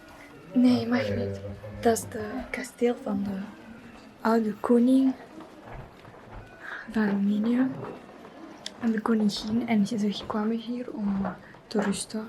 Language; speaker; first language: Dutch; early bilingual, other home language; Romanian